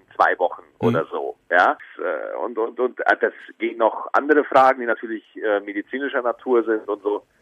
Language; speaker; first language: German; native; German